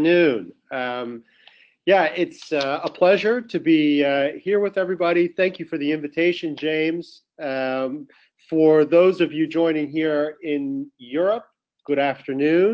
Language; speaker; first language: English; native; English